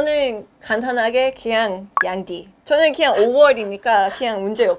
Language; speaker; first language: Korean; non-native, learner; English